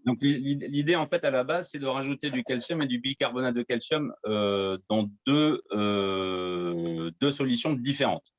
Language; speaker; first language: French; native; French